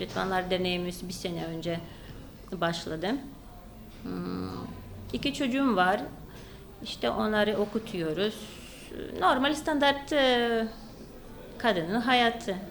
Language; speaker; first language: Turkish; non-native, fluent; Lithuanian